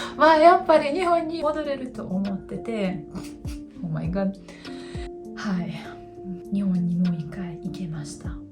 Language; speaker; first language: Japanese; non-native, fluent; Hungarian